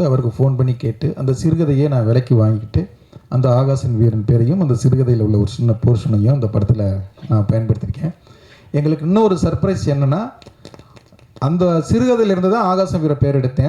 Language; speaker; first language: Tamil; native; Tamil